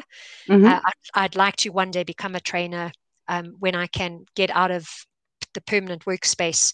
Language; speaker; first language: English; native; English